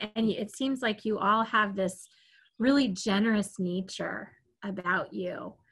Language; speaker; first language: English; native; English